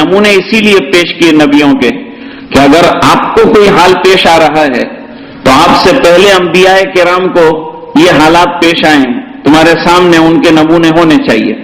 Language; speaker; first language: Urdu; native; Urdu